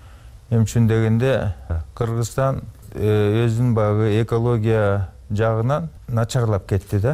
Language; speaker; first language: Kyrgyz; native; Kyrgyz